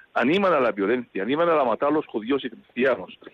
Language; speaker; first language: Spanish; non-native, fluent; Arabic